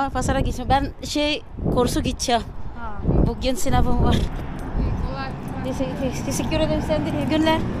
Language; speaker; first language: Turkish; non-native, learner; Filipino